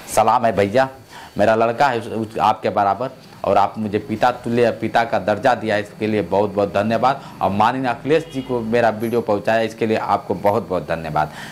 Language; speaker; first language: Hindi; native; Hindi